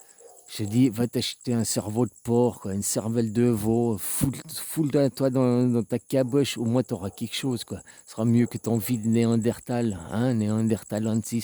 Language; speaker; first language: French; native; French